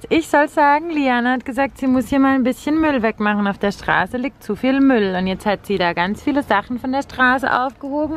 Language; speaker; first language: German; native; German